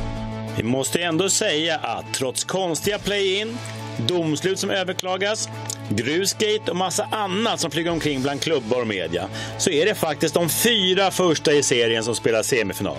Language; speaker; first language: Swedish; native; Swedish